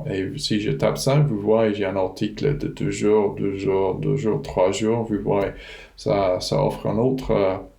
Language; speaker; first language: French; non-native, fluent; English